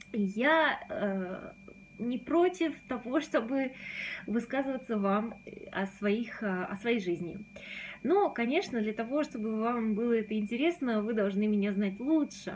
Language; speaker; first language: Russian; native; Russian